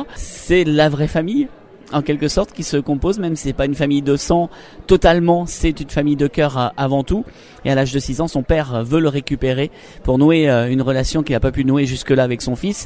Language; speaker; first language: French; native; French